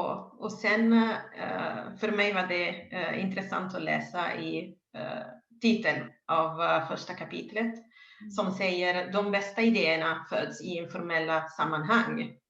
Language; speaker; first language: Swedish; non-native, fluent; Italian